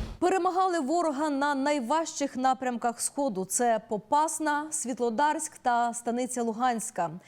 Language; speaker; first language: Ukrainian; native; Ukrainian